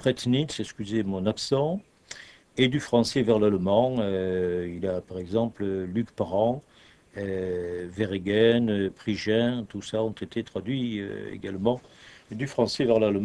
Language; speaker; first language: French; native; French